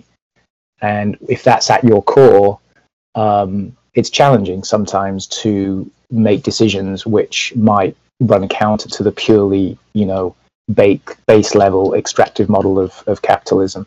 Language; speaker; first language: English; native; English